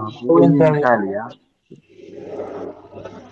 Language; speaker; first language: Italian; non-native, learner; Bangla